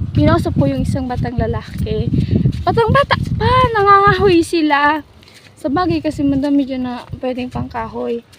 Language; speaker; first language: Filipino; non-native, local second language; Bikol